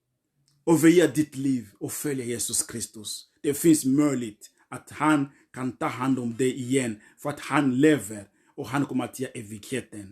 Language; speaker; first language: Swedish; non-native, fluent; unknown